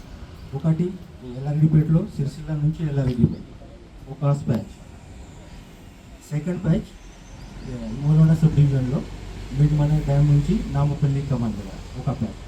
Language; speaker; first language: Telugu; non-native, learner; Hindi